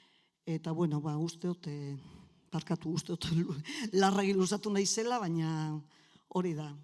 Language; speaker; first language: Basque; native; Basque